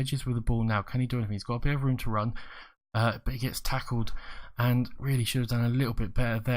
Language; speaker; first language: English; native; English